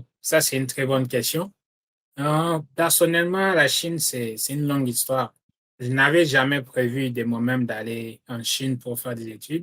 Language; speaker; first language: French; non-native, local second language; Lingala